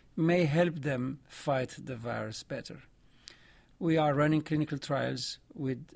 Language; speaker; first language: English; non-native, fluent; French